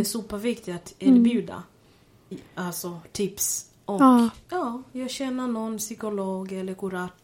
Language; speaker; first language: Swedish; non-native, fluent; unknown